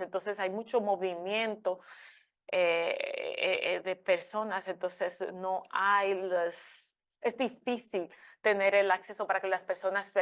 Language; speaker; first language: Spanish; non-native, fluent; English